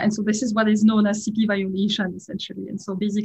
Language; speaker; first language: English; non-native, fluent; French